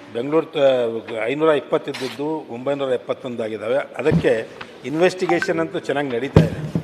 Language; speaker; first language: Kannada; non-native, local second language; Urdu